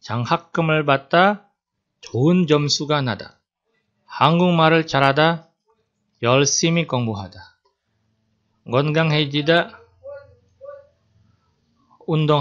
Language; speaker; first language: Korean; non-native, fluent; Indonesian